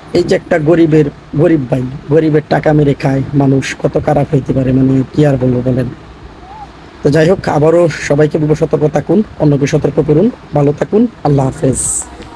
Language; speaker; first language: Bangla; native; Bangla